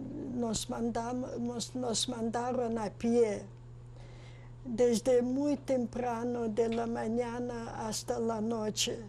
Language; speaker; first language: Spanish; non-native, fluent; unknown